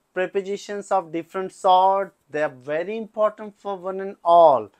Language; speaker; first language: English; non-native, local second language; Marathi